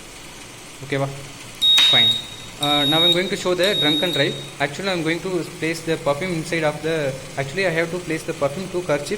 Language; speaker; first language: English; non-native, local second language; Tamil